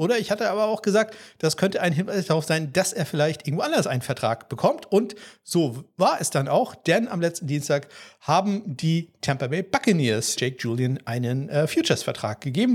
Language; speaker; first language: German; native; German